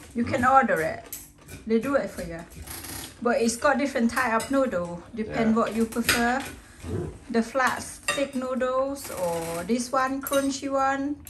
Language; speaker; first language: English; non-native, learner; Thai